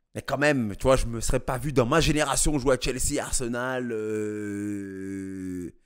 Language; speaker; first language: French; early bilingual, other home language; Kabuverdianu